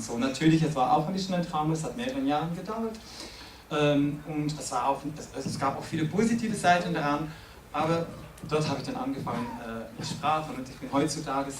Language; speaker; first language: German; non-native, fluent; French